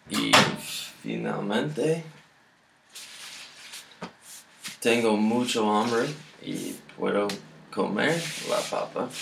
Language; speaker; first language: Spanish; non-native, learner; English